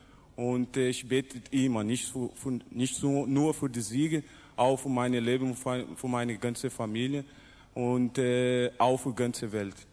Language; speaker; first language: German; non-native, learner; Portuguese